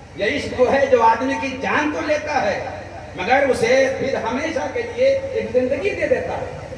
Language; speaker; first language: Urdu; native; Urdu